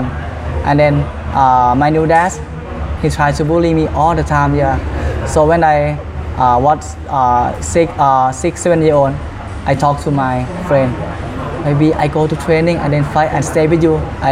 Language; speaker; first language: English; non-native, learner; Thai